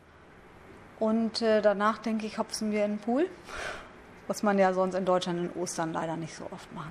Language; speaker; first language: German; native; German